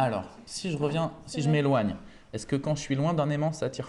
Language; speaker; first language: French; native; French